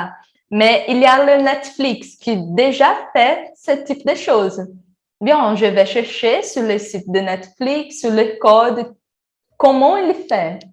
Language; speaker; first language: French; non-native, learner; Portuguese